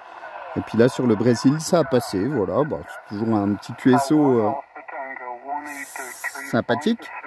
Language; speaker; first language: French; native; French